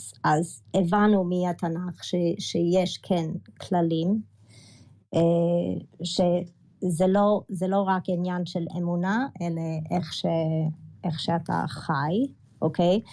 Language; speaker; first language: Hebrew; early bilingual, other home language; English